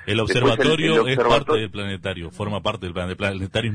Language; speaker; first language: Spanish; native; Spanish